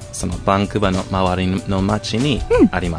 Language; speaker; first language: Japanese; non-native, fluent; English